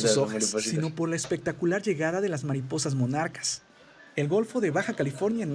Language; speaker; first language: Spanish; native; Spanish